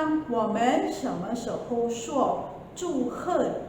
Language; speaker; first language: Chinese; non-native, fluent; Indonesian